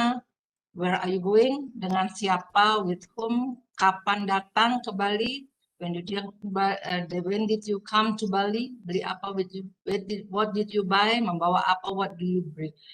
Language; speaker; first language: English; non-native, fluent; Indonesian